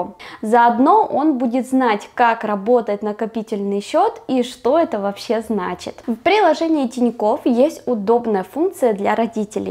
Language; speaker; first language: Russian; native; Russian